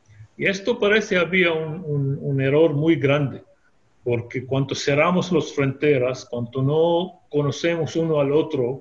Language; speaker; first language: Spanish; non-native, fluent; Hebrew